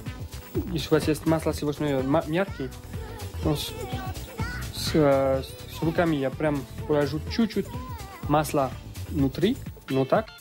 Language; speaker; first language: Russian; non-native, learner; French